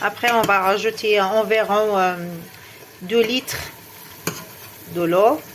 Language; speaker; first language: French; non-native, fluent; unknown